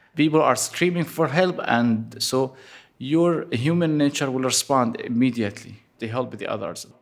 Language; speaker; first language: English; non-native, fluent; Arabic